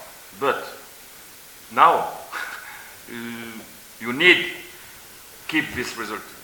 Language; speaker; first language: English; non-native, learner; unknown